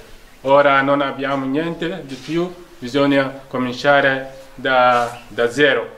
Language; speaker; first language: Italian; non-native, fluent; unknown